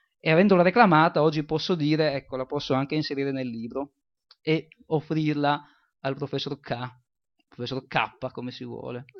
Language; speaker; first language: Italian; native; Italian